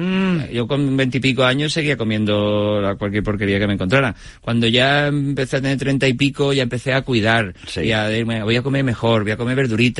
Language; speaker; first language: Spanish; native; Spanish